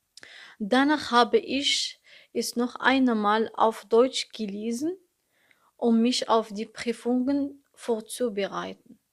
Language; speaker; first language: German; non-native, learner; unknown